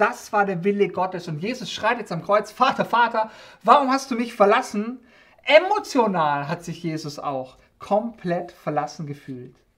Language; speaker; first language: German; native; German